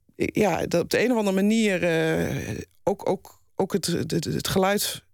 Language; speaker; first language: Dutch; native; Dutch